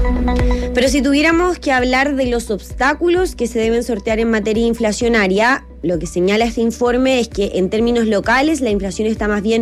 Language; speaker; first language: Spanish; native; Spanish